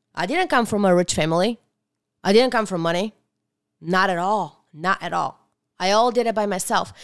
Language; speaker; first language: English; non-native, fluent; Bulgarian